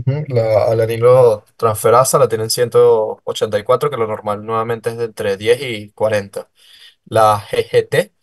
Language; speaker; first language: Spanish; native; Spanish